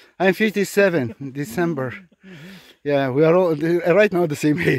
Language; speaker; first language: English; non-native, fluent; Turkish